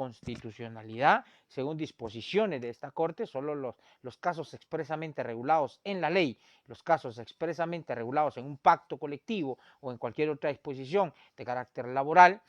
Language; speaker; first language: Spanish; native; Spanish